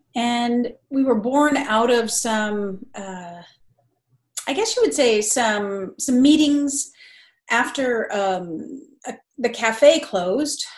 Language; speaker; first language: English; native; English